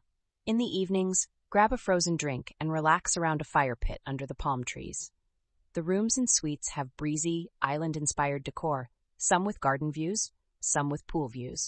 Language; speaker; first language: English; native; English